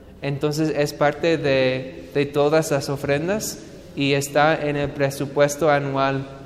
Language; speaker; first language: Spanish; non-native, fluent; English